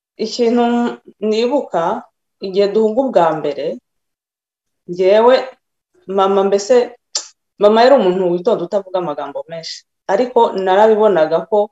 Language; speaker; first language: Kinyarwanda; early bilingual, other home language; Rundi